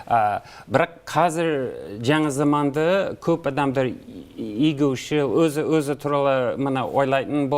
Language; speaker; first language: Kazakh; non-native, learner; English